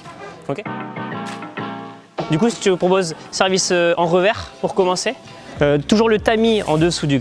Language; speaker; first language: French; native; French